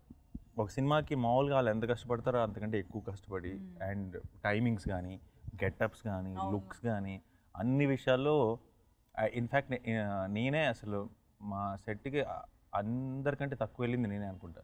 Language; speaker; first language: Telugu; native; Telugu